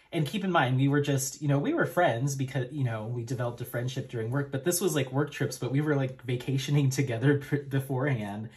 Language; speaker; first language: English; native; English